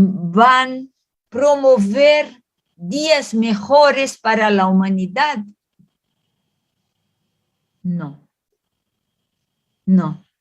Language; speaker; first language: Spanish; non-native, fluent; Portuguese